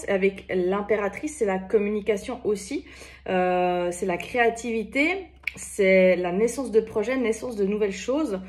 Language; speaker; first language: French; native; French